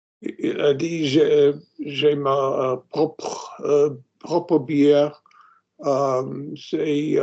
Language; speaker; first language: French; non-native, learner; English